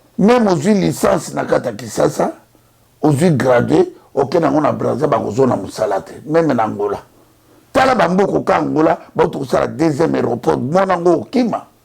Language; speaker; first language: Lingala; native; Lingala